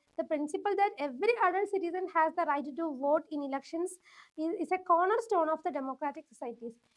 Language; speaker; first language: English; non-native, local second language; Malayalam